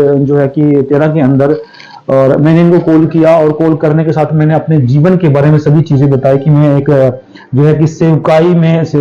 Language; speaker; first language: Hindi; native; Hindi